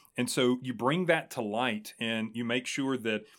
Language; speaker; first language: English; native; English